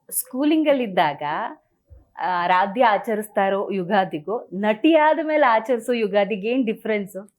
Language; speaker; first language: Kannada; native; Kannada